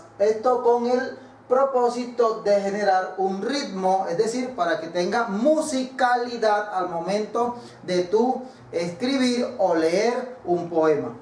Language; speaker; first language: Spanish; native; Spanish